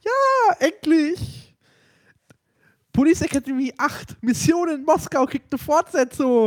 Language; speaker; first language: German; native; German